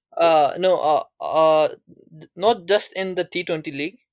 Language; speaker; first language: English; non-native, local second language; Urdu